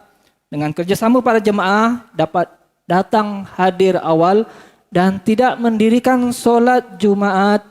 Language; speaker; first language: Malay; native; Malay